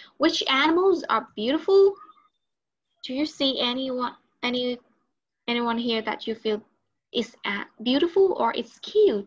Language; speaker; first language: English; non-native, learner; Vietnamese